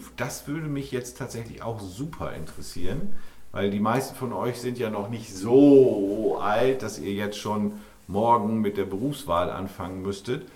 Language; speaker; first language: German; native; German